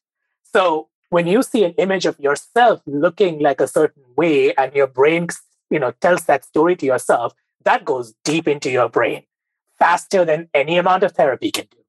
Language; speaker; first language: English; non-native, local second language; Bangla